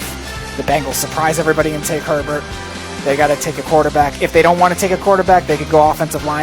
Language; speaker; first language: English; native; English